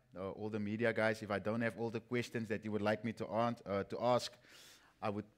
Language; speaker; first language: English; non-native, local second language; Afrikaans